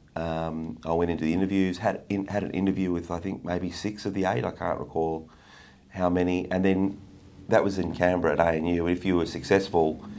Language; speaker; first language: English; native; English